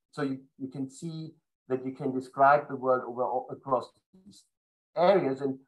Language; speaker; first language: English; non-native, fluent; German